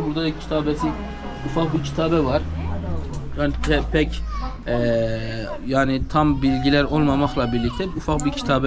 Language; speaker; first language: Turkish; native; Turkish